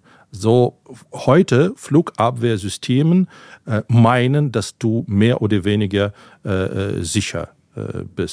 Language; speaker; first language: German; non-native, fluent; Ukrainian